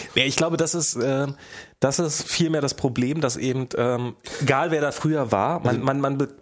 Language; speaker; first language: German; native; German